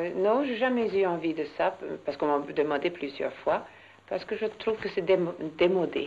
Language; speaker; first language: French; non-native, learner; Swedish